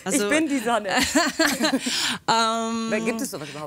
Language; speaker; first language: German; native; German